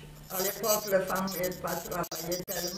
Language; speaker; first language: French; non-native, fluent; Hungarian